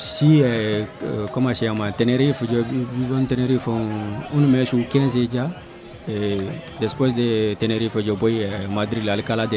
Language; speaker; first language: Spanish; non-native, learner; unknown